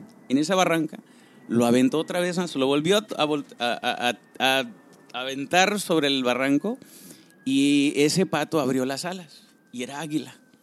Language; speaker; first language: Spanish; early bilingual, heritage; Spanish